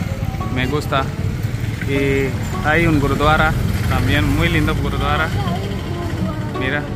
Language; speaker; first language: Spanish; non-native, learner; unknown